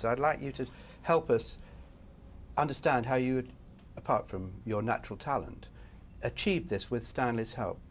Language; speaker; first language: English; native; English